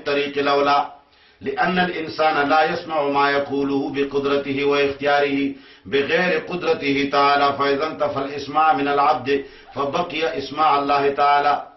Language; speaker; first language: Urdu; non-native, local second language; Pashto